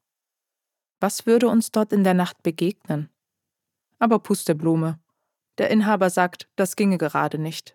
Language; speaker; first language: German; early bilingual, other home language; Turkish